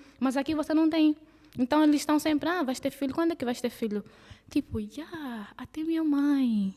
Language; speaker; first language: Portuguese; native; Portuguese